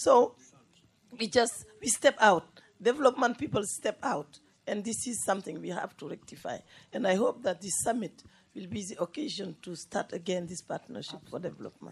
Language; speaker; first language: English; non-native, fluent; Wolof